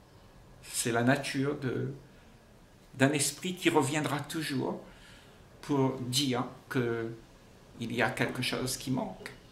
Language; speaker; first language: French; native; French